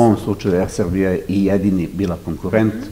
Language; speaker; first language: Serbian; native; Serbian